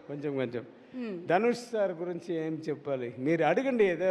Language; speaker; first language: Telugu; non-native, learner; Tamil